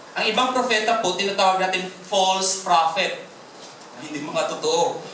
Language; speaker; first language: Filipino; non-native, local second language; Hiligaynon